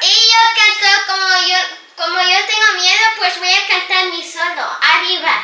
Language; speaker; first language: Spanish; early bilingual, heritage; Spanish